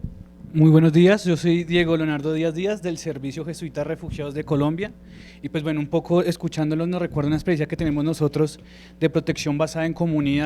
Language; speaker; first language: Spanish; native; Spanish